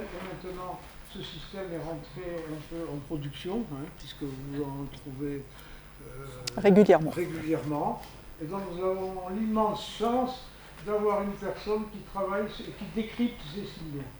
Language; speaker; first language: French; native; French